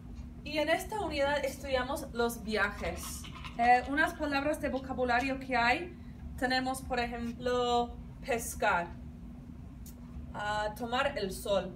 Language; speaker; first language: Spanish; non-native, fluent; English